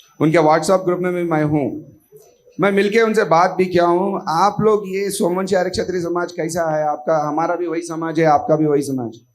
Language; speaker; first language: Hindi; non-native, local second language; Marathi